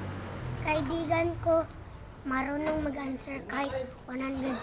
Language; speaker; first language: Filipino; non-native, local second language; Cebuano